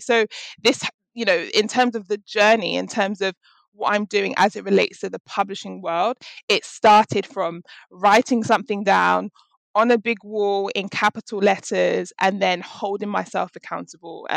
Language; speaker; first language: English; native; English